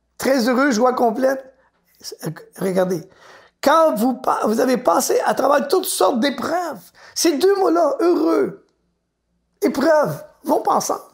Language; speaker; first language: French; native; French